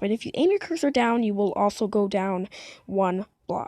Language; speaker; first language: English; native; English